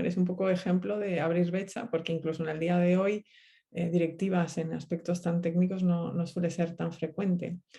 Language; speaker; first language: Spanish; native; Spanish